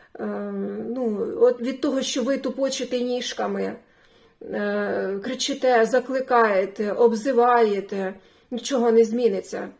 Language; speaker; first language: Ukrainian; non-native, local second language; Russian